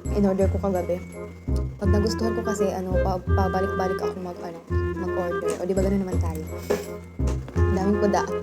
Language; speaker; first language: Filipino; non-native, local second language; Cebuano